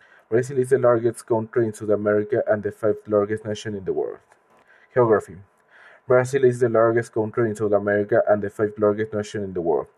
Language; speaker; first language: English; non-native, learner; Spanish